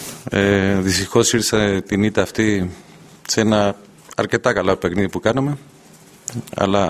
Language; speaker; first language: Greek; non-native, fluent; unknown